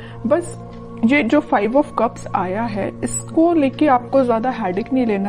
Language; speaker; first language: Hindi; native; Hindi